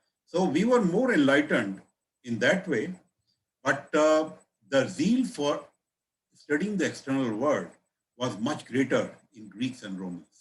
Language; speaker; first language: English; non-native, local second language; Hindi